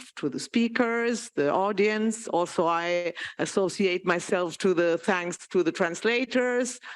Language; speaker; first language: English; non-native, fluent; Italian